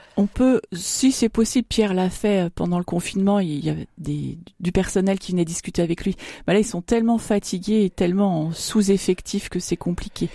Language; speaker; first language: French; native; French